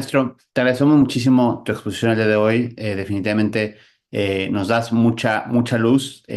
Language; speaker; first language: Spanish; native; Spanish